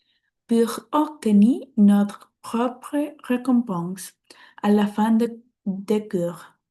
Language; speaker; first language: French; non-native, learner; Spanish